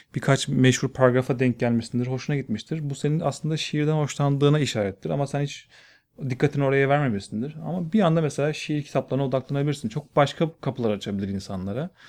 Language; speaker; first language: Turkish; native; Turkish